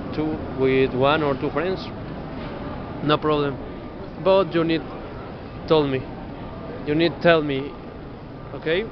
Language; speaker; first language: English; non-native, learner; Spanish